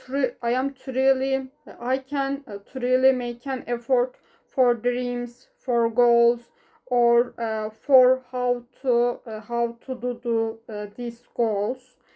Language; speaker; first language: English; non-native, learner; Turkish